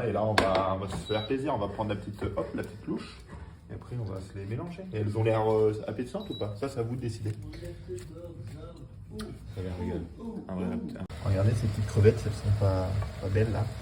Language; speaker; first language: French; native; French